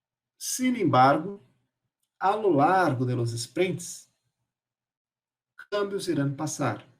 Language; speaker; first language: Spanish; non-native, fluent; Portuguese